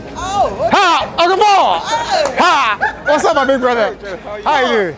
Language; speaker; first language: English; native; English